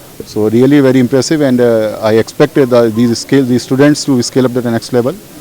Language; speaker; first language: English; non-native, local second language; Hindi